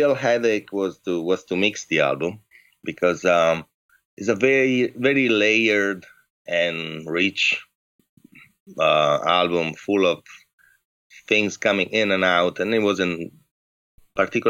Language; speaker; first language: English; non-native, fluent; Italian